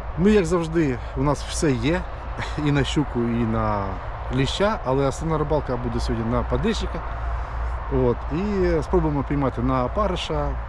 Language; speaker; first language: Ukrainian; non-native, local second language; Russian